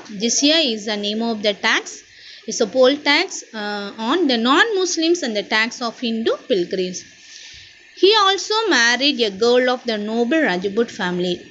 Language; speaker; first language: English; non-native, local second language; Tamil